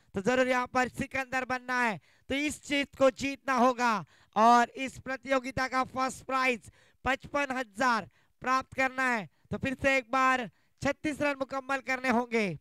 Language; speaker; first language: Hindi; non-native, local second language; Marathi